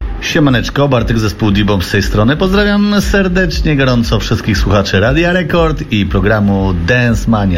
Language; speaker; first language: Polish; native; Polish